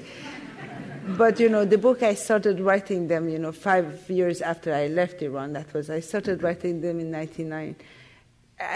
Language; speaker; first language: English; non-native, fluent; Persian